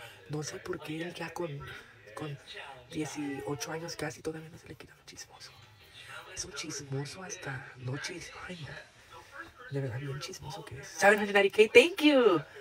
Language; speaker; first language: Spanish; early bilingual, heritage; Spanish